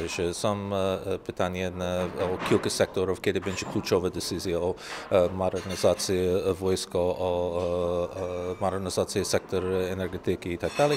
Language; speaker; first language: Polish; non-native, learner; English